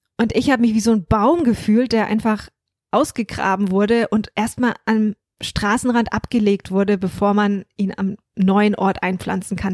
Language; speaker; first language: German; native; German